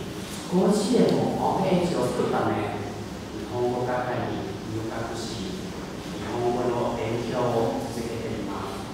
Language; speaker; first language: Japanese; non-native, fluent; Thai